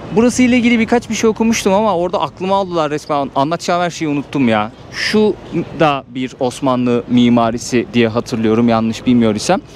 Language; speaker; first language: Turkish; native; Turkish